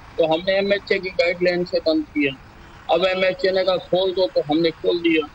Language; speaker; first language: Hindi; native; Hindi